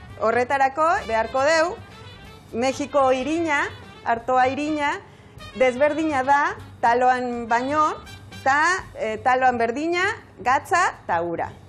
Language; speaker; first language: Basque; non-native, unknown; Spanish